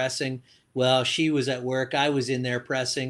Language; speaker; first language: English; native; English